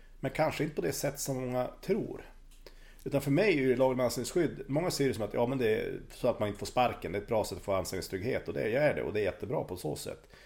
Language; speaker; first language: Swedish; native; Swedish